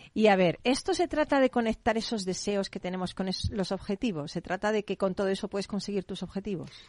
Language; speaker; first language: Spanish; native; Spanish